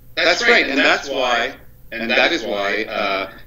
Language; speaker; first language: English; native; English